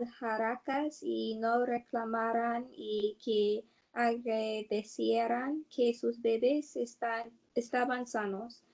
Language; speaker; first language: Spanish; non-native, learner; English